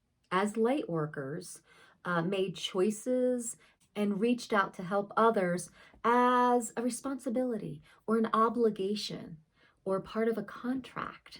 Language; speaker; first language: English; native; English